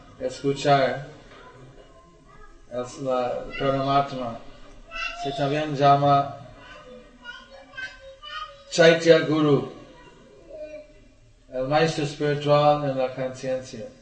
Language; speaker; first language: Spanish; non-native, learner; English